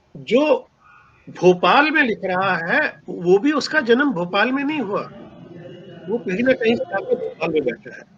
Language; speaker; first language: Hindi; non-native, local second language; Punjabi